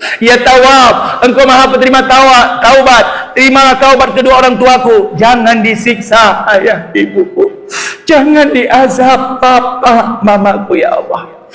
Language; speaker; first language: Indonesian; non-native, local second language; Achinese